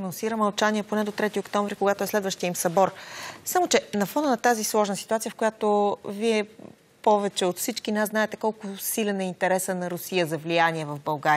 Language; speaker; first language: Bulgarian; native; Bulgarian